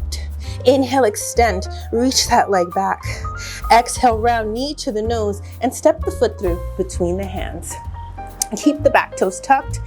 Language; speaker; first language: English; native; English